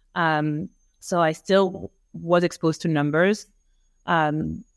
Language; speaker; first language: English; non-native, fluent; French